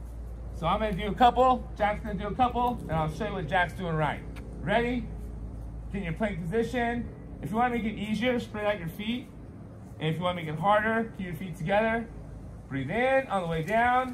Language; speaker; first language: English; native; English